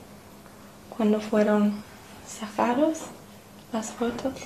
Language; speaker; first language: Spanish; non-native, learner; English